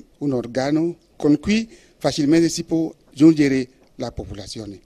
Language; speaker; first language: Italian; non-native, fluent; Ewe